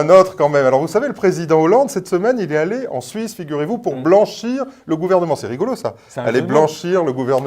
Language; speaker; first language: French; native; French